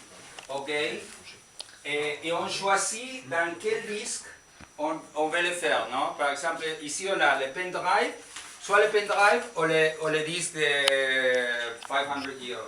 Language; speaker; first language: French; non-native, learner; Spanish